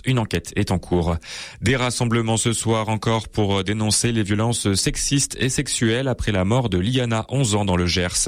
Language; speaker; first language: French; native; French